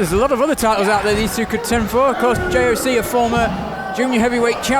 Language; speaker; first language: English; native; English